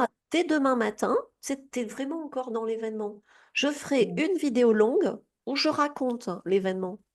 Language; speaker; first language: French; native; French